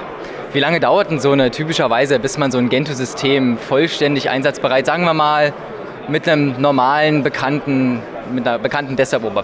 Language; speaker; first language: German; native; German